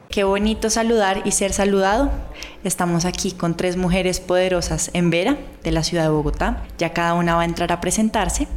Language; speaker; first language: Spanish; native; Spanish